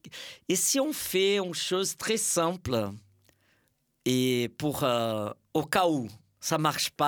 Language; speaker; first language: French; non-native, fluent; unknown